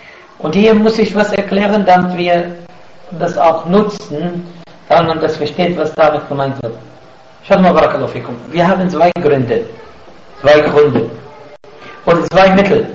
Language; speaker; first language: German; non-native, fluent; Arabic